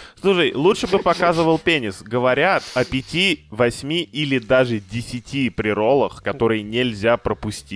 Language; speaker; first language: Russian; native; Russian